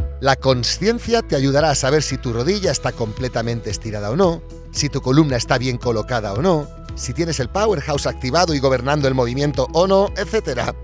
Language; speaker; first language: Spanish; native; Spanish